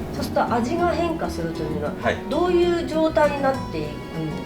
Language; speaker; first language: Japanese; native; Japanese